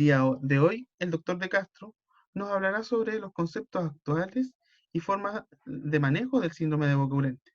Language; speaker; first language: Spanish; native; Spanish